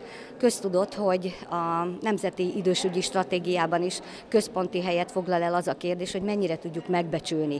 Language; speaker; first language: Hungarian; native; Hungarian